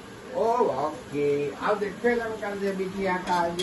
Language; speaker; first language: Dutch; non-native, local second language; Caribbean Hindustani